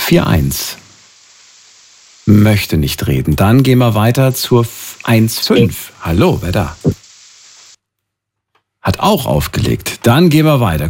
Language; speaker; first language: German; native; German